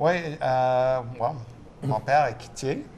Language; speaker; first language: French; non-native, local second language; English